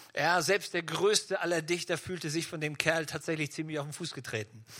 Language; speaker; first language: German; native; German